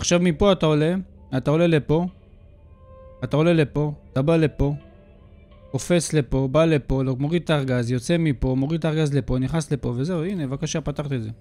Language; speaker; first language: Hebrew; native; Hebrew